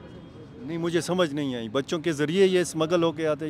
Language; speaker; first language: Urdu; native; Urdu